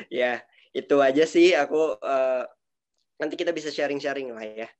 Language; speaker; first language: Indonesian; native; Indonesian